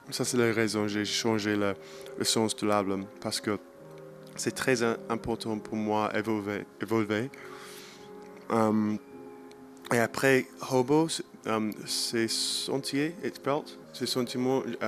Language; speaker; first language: French; non-native, learner; English